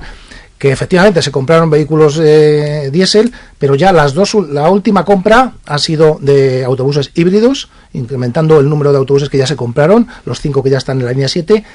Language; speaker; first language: Spanish; native; Spanish